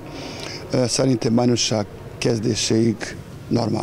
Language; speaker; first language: Hungarian; non-native, fluent; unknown